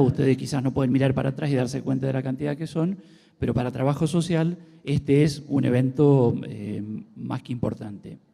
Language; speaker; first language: Spanish; native; Spanish